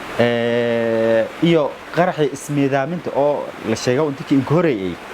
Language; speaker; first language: Somali; non-native, local second language; Maay